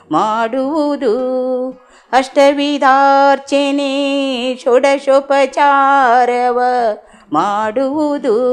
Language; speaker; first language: Kannada; native; Kannada